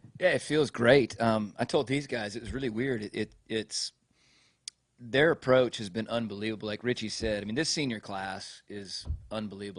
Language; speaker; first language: English; native; English